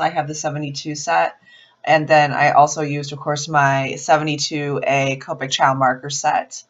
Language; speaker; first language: English; native; English